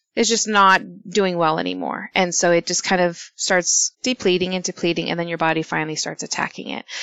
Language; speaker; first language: English; early bilingual, other home language; Spanish